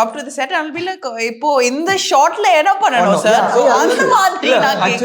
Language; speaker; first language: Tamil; non-native, learner; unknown